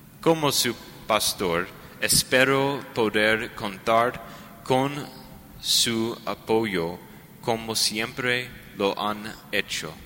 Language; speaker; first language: Spanish; non-native, learner; English